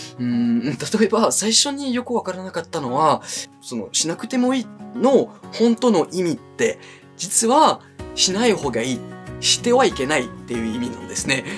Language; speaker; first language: Japanese; non-native, fluent; French